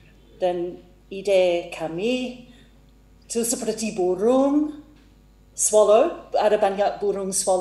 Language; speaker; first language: Indonesian; non-native, fluent; English